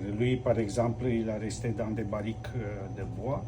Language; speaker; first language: French; non-native, fluent; Romanian